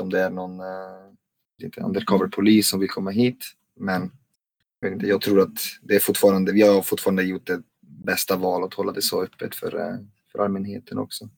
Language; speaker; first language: Swedish; non-native, fluent; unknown